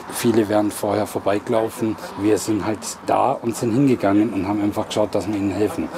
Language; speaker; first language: German; native; German